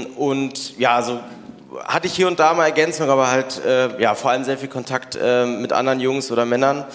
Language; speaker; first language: German; native; German